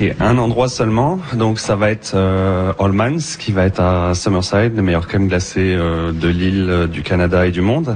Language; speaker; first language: French; native; French